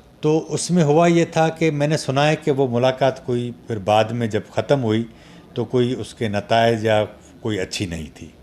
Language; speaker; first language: Urdu; non-native, local second language; Sindhi